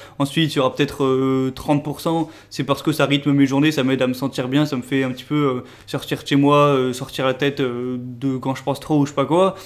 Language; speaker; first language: French; native; French